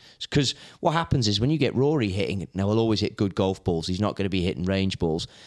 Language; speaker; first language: English; native; English